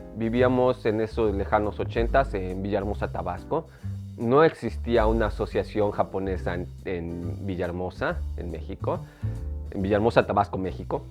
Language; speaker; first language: Spanish; native; Spanish